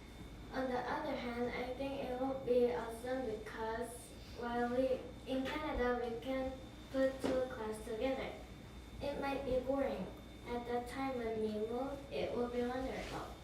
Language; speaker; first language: English; non-native, learner; Korean